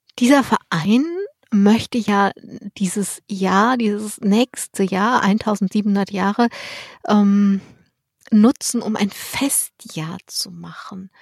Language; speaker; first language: German; native; German